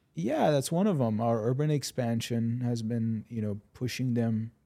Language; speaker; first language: English; non-native, fluent; Arabic